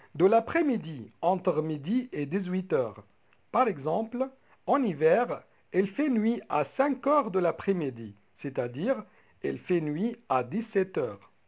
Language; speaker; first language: French; non-native, local second language; Arabic